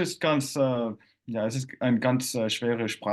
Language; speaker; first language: German; non-native, fluent; Finnish